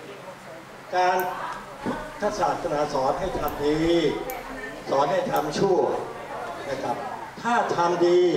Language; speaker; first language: Thai; native; Thai